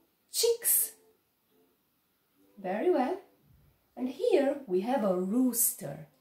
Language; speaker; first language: English; non-native, fluent; Romanian